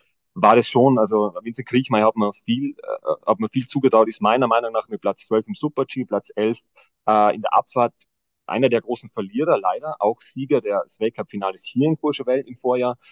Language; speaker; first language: German; native; German